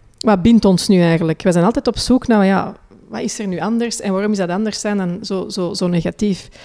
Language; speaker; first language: Dutch; early bilingual, other home language; Hindi